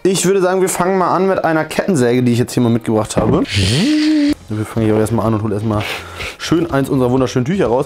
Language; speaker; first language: German; native; German